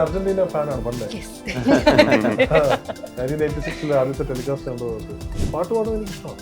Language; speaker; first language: Malayalam; native; Malayalam